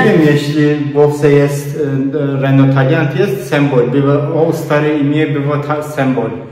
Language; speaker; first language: Polish; non-native, learner; Turkish